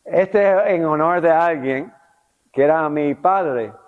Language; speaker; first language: Spanish; non-native, local second language; English